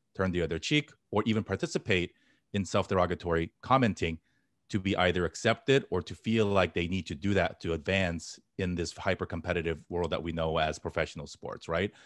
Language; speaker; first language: English; native; English